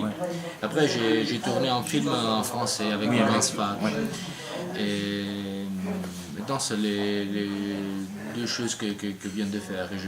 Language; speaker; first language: French; non-native, learner; Italian